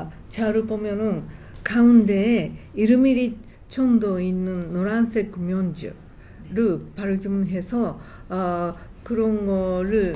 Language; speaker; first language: Korean; non-native, fluent; Japanese